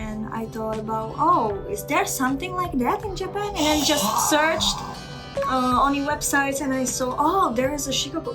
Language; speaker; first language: English; non-native, fluent; Czech